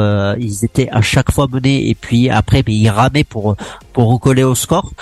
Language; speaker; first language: French; native; French